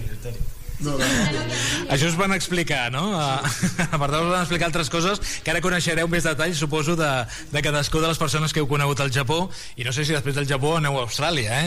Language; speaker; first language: Catalan; native; Catalan